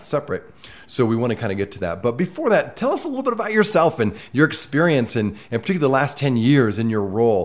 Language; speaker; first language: English; native; English